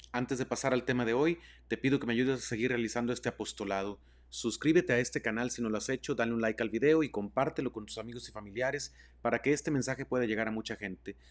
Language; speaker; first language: Spanish; native; Spanish